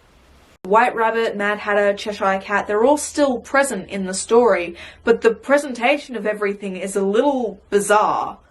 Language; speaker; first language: English; native; English